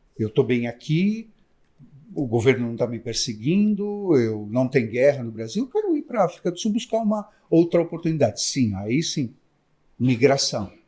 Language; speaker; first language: Portuguese; native; Portuguese